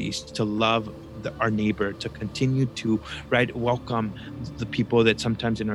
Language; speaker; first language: English; early bilingual, other home language; Spanish